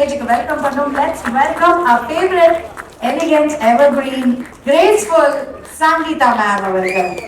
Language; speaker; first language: Tamil; native; Tamil